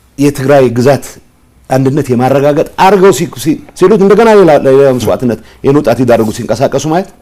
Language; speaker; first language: Amharic; non-native, local second language; Tigrinya